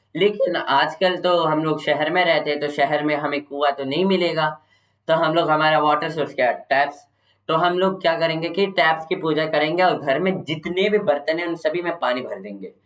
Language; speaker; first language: Hindi; non-native, local second language; Kannada